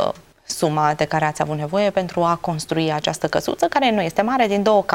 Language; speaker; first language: Romanian; native; Romanian